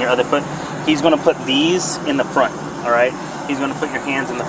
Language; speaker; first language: English; native; English